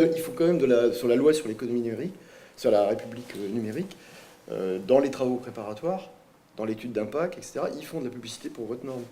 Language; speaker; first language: French; native; French